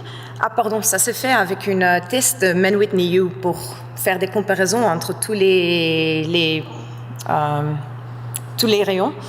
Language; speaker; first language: French; non-native, fluent; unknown